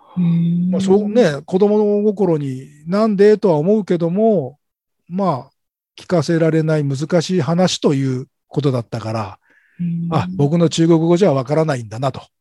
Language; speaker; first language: Japanese; native; Japanese